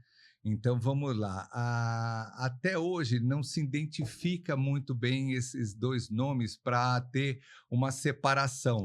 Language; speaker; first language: Portuguese; native; Portuguese